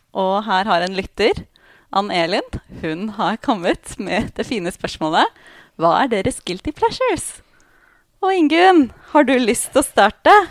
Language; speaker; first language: Norwegian; native; Norwegian